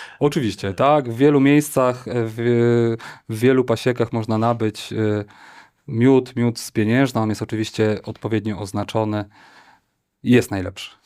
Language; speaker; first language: Polish; native; Polish